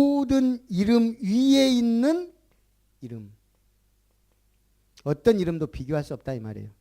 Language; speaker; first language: Korean; native; Korean